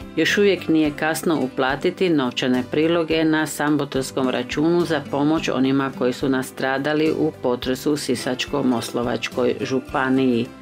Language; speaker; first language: Croatian; early bilingual, heritage; Croatian